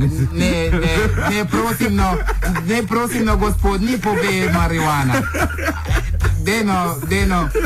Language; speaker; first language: Slovenian; non-native, learner; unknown